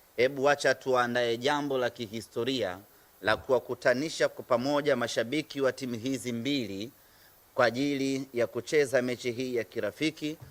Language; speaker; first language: Swahili; native; Swahili